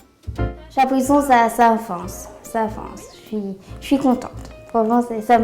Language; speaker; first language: French; native; French